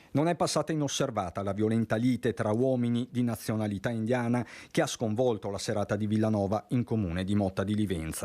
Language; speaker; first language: Italian; native; Italian